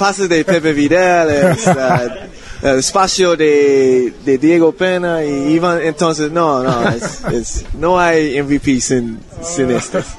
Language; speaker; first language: Spanish; non-native, learner; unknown